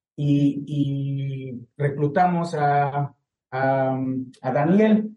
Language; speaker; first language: Spanish; native; Spanish